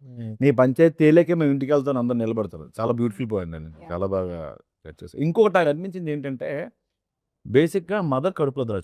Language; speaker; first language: Telugu; native; Telugu